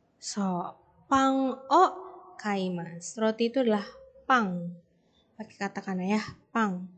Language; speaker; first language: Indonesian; native; Indonesian